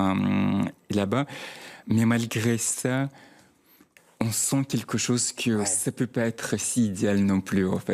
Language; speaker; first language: French; non-native, fluent; Chechen